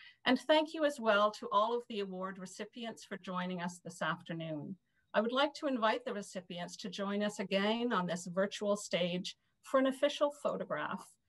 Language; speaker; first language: English; native; English